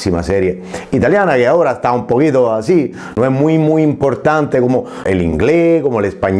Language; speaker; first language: Spanish; non-native, fluent; Italian